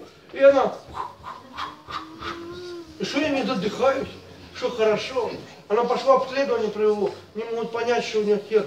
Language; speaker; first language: Russian; native; Russian